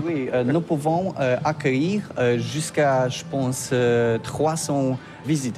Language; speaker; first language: French; non-native, learner; Polish